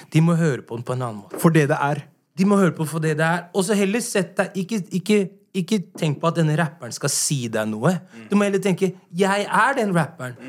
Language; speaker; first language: Norwegian; native; Norwegian